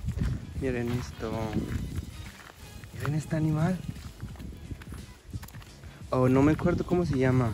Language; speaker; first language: Spanish; non-native, fluent; Arabic